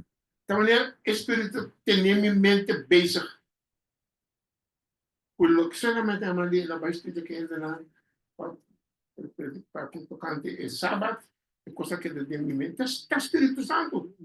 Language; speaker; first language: Portuguese; non-native, learner; Papiamento